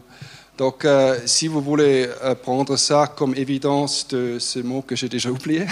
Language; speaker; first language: French; non-native, fluent; German